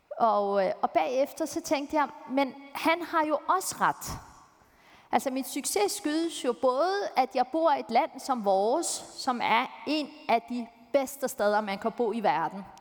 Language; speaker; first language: Danish; early bilingual, other home language; Turkish